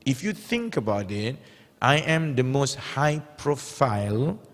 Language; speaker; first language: English; non-native, local second language; Malay